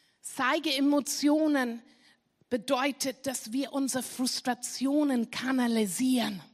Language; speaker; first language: German; non-native, fluent; English